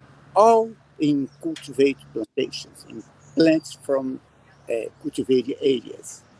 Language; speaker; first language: English; non-native, learner; Portuguese